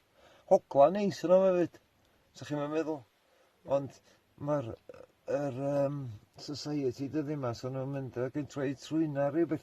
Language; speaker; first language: Welsh; native; Welsh